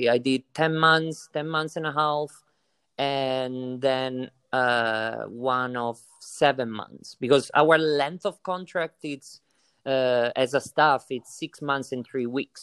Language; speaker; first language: English; non-native, fluent; Italian